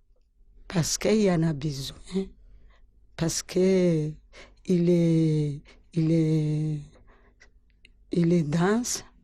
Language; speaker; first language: French; non-native, learner; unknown